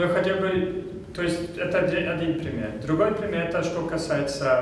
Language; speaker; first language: Russian; non-native, fluent; Swedish